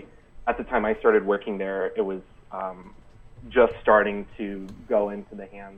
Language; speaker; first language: English; native; English